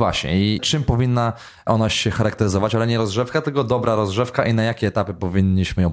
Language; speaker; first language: Polish; native; Polish